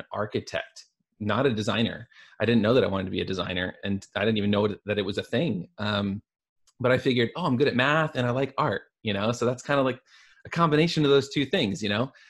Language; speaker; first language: English; native; English